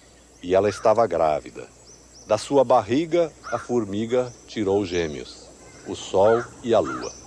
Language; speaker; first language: Portuguese; native; Portuguese